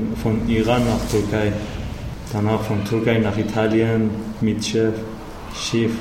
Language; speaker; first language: German; non-native, learner; Persian